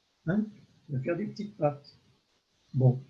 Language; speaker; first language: French; native; French